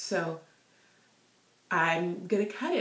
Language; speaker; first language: English; native; English